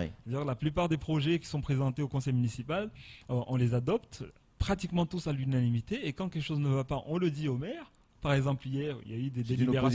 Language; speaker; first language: French; non-native, local second language; Comorian